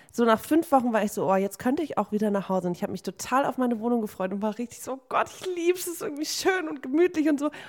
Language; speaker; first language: German; native; German